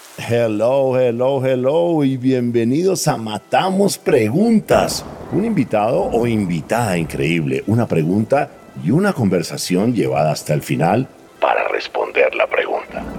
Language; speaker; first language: Spanish; non-native, fluent; English